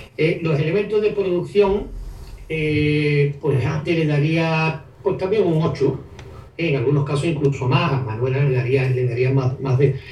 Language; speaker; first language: Spanish; native; Spanish